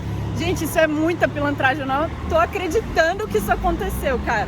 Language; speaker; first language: Portuguese; native; Portuguese